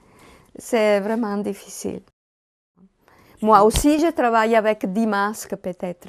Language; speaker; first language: French; non-native, learner; Italian